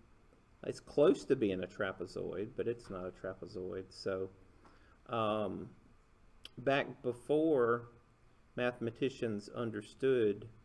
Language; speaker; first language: English; native; English